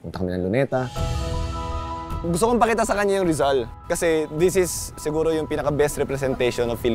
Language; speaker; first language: Filipino; native; Filipino